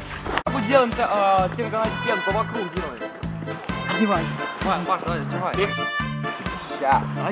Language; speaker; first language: Russian; native; Russian